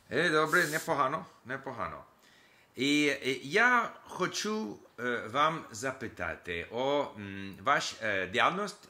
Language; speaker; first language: Ukrainian; non-native, learner; English